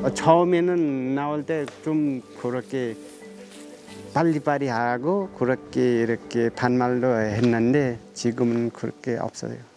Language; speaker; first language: Korean; non-native, learner; Nepali